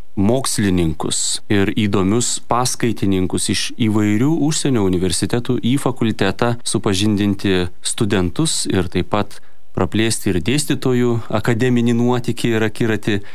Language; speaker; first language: Lithuanian; native; Lithuanian